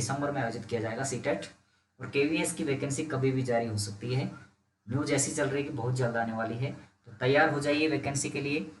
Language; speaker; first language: Hindi; native; Hindi